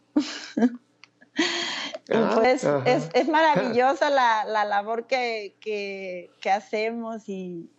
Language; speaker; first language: Spanish; native; Spanish